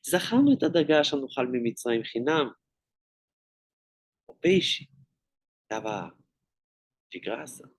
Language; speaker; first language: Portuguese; non-native, fluent; Hebrew